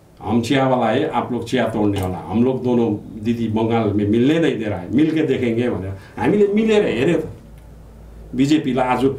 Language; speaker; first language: Nepali; native; Nepali